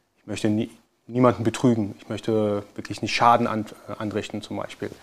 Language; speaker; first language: German; early bilingual, other home language; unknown